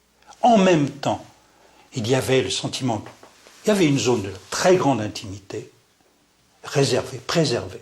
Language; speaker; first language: French; native; French